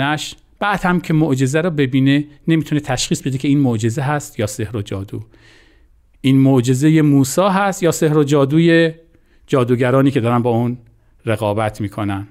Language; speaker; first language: Persian; native; Persian